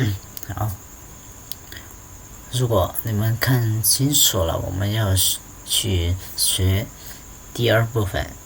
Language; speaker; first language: Chinese; non-native, fluent; Hmong